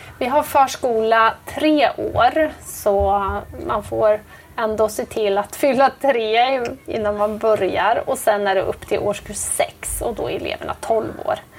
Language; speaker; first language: Swedish; native; Swedish